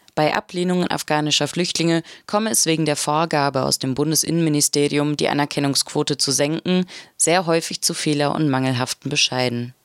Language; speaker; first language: German; native; German